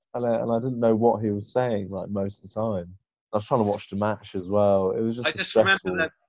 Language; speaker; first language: English; native; English